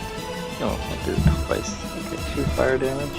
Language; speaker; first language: English; native; English